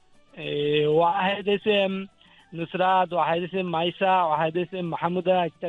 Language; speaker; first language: Arabic; non-native, learner; Bangla